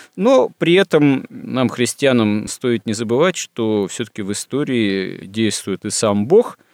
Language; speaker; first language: Russian; native; Russian